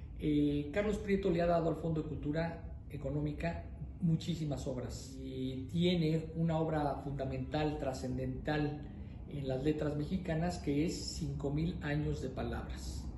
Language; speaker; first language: Spanish; native; Spanish